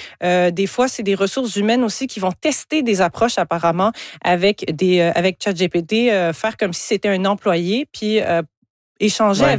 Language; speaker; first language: French; native; French